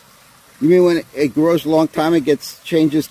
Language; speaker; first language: English; native; English